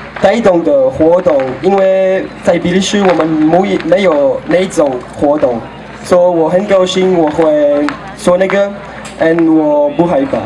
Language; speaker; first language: Chinese; non-native, learner; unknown